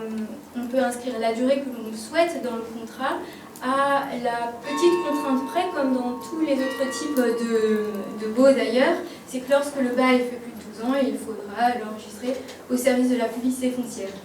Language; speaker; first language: French; native; French